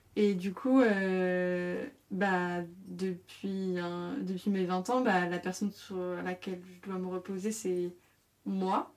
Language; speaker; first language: French; native; French